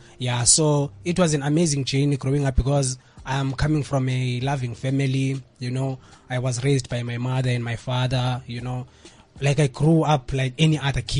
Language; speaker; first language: English; non-native, local second language; Xhosa